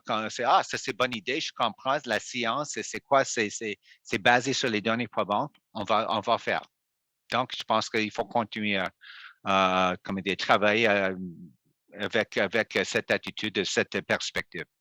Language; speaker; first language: French; non-native, local second language; English